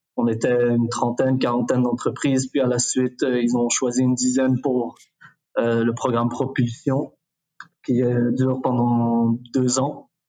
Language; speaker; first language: French; early bilingual, other home language; Arabic